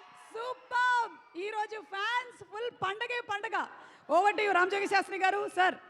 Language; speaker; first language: Telugu; native; Telugu